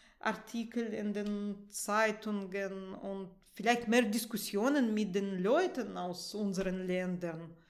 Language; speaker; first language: German; non-native, fluent; Russian